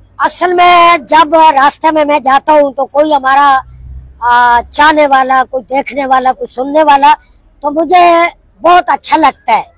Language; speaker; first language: Urdu; non-native, local second language; Northern Hindko